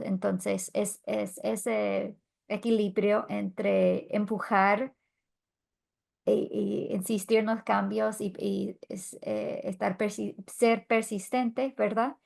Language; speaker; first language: Spanish; non-native, fluent; English